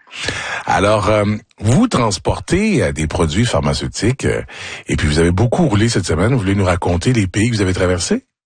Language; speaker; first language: French; native; French